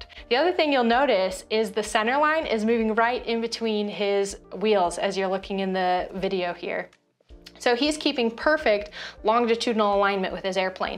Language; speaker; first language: English; native; English